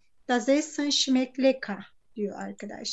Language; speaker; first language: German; non-native, fluent; Turkish